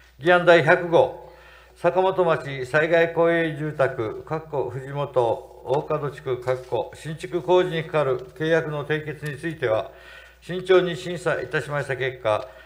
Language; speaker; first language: Japanese; native; Japanese